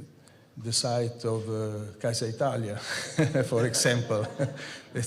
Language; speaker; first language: English; non-native, fluent; Italian